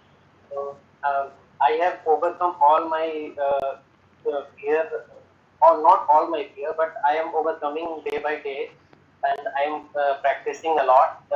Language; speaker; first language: English; non-native, learner; Hindi